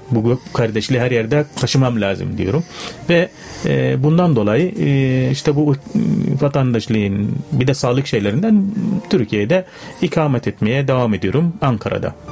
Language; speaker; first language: Turkish; non-native, fluent; Arabic